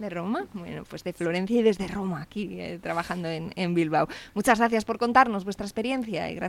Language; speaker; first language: Spanish; native; Spanish